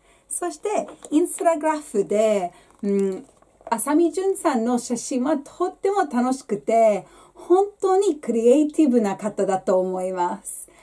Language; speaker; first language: Japanese; non-native, fluent; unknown